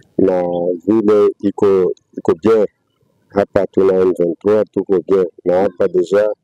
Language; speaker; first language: Swahili; native; Swahili